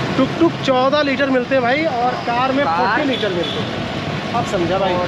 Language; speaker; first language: Hindi; native; Hindi